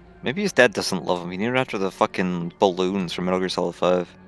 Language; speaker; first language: English; native; English